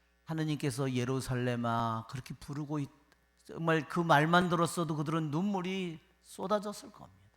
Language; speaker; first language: Korean; native; Korean